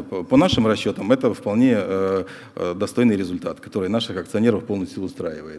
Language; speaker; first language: Russian; native; Russian